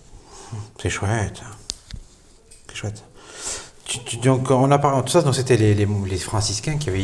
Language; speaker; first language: French; native; French